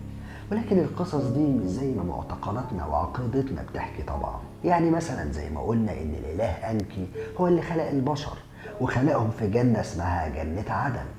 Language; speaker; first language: Arabic; native; Arabic